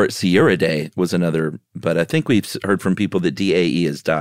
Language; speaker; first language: English; native; English